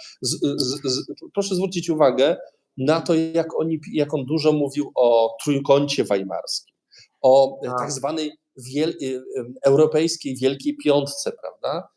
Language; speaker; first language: Polish; native; Polish